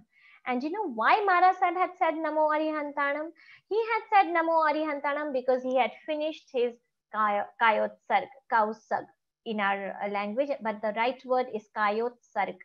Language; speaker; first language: English; non-native, local second language; Gujarati